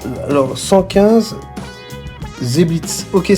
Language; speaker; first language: French; native; French